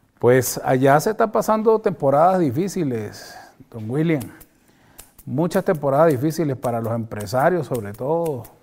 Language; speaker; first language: Spanish; native; Spanish